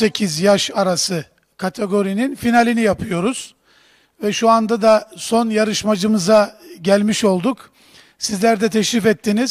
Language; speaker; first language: Turkish; native; Turkish